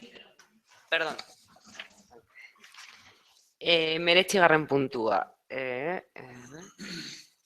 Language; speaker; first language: Basque; native; Basque